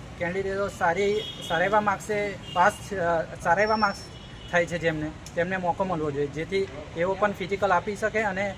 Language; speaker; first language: Gujarati; non-native, local second language; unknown